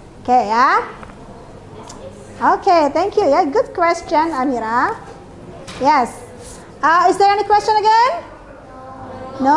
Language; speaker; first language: English; non-native, fluent; Indonesian